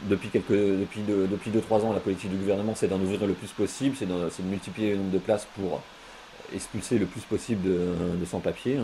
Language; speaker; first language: French; native; French